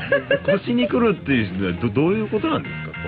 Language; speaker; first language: Japanese; native; Japanese